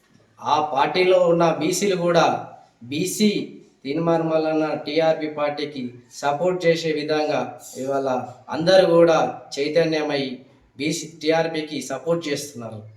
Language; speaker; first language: Telugu; native; Telugu